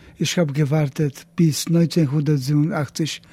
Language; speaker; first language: German; non-native, learner; Polish